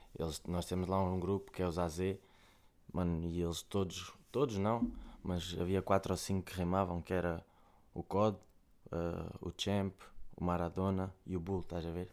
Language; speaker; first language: Portuguese; native; Portuguese